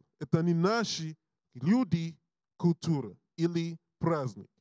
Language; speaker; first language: Russian; non-native, learner; English